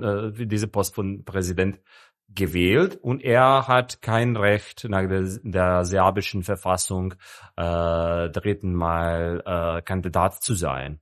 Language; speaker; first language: German; non-native, fluent; Serbian